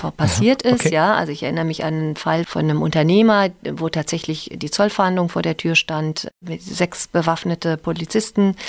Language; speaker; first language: German; native; German